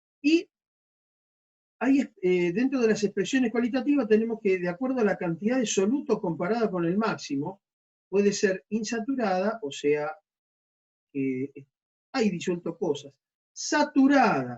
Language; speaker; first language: Spanish; native; Spanish